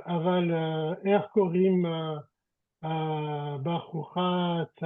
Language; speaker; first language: Hebrew; non-native, learner; French